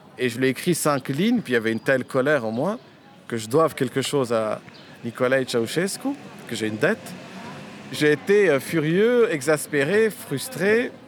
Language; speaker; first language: French; early bilingual, other home language; Romanian